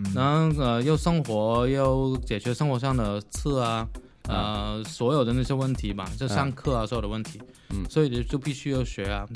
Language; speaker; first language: Chinese; non-native, fluent; Cantonese